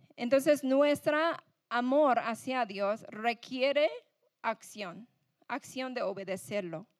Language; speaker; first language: Spanish; non-native, fluent; English